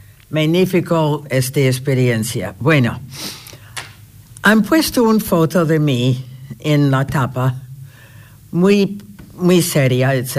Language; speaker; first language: Spanish; non-native, fluent; English